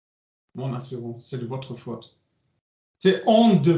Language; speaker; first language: French; non-native, learner; English